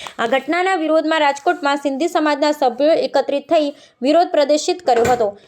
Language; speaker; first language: Gujarati; native; Gujarati